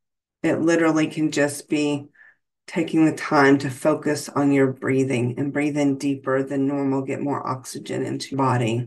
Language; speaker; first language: English; native; English